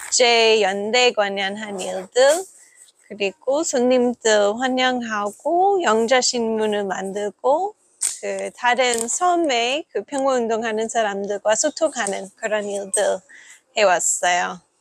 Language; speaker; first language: Korean; non-native, fluent; English